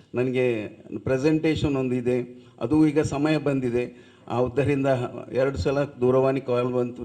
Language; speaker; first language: Kannada; non-native, local second language; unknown